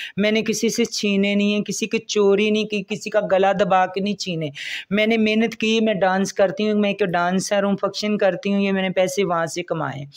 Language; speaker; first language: Urdu; non-native, local second language; Punjabi